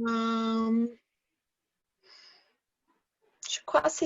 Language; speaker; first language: French; non-native, learner; English